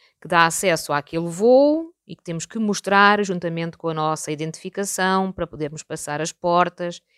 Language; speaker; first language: Portuguese; native; Portuguese